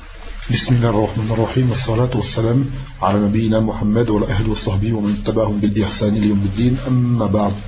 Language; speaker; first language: Arabic; non-native, fluent; French